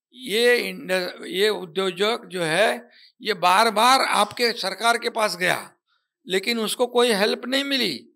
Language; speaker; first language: Hindi; non-native, local second language; Marathi